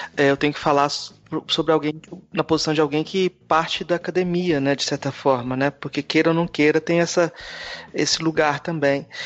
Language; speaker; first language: Portuguese; native; Portuguese